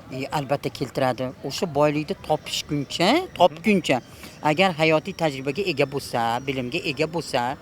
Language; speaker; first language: Uzbek; native; Uzbek